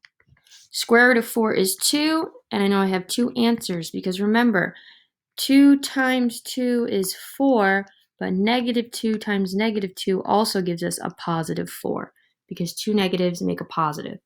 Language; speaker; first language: English; native; English